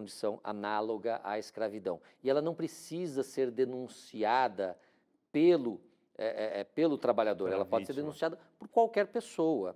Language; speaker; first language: Portuguese; native; Portuguese